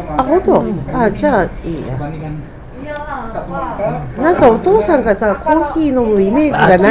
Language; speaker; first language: Japanese; native; Japanese